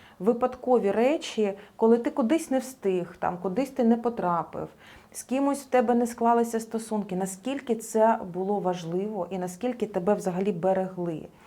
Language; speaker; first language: Ukrainian; non-native, local second language; Russian